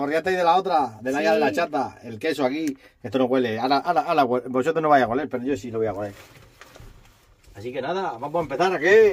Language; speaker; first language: Spanish; native; Spanish